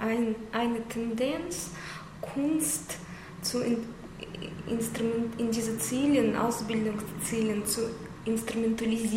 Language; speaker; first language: German; non-native, learner; Russian